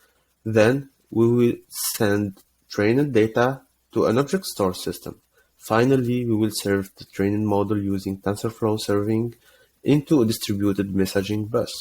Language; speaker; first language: English; non-native, fluent; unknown